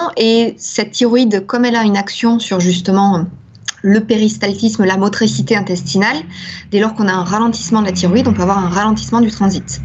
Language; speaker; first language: French; native; French